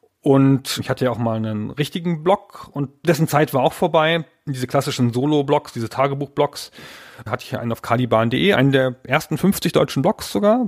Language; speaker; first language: German; native; German